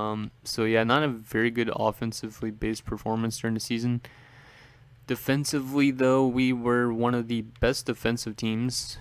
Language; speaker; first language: English; native; English